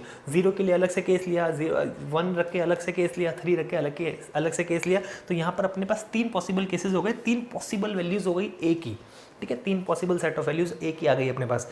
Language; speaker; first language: Hindi; native; Hindi